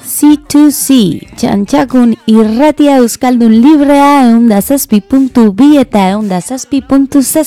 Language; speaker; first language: Basque; non-native, learner; Spanish